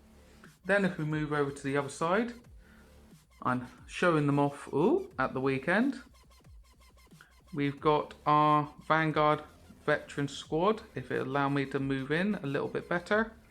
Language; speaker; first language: English; native; English